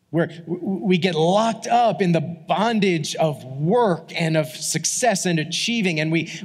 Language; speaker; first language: English; native; English